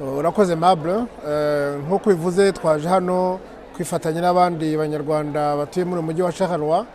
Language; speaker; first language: Kinyarwanda; native; Kinyarwanda